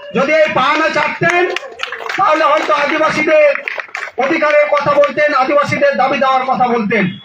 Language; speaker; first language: Bangla; non-native, local second language; Santali